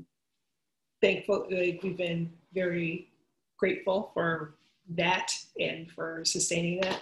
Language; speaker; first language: English; native; English